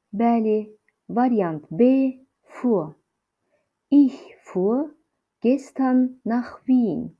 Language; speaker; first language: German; non-native, fluent; Azerbaijani